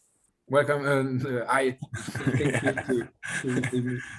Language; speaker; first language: English; non-native, learner; French